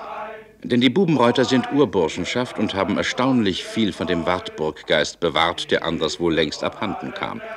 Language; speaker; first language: German; native; German